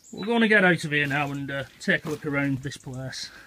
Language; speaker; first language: English; native; English